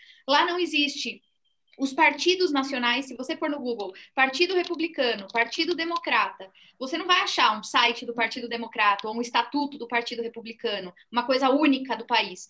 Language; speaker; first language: Portuguese; native; Portuguese